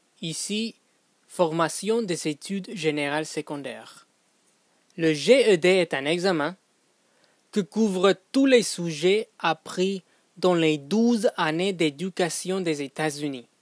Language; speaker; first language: French; non-native, fluent; English